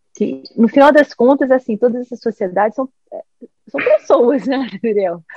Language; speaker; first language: Portuguese; early bilingual, heritage; English